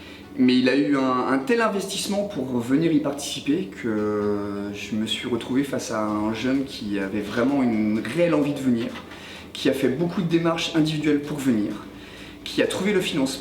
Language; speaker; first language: French; native; French